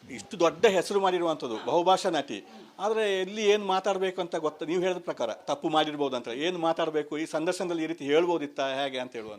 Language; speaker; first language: Kannada; native; Kannada